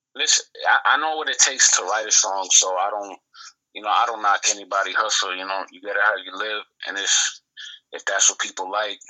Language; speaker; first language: English; native; English